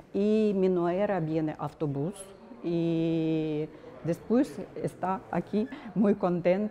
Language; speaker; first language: Spanish; non-native, learner; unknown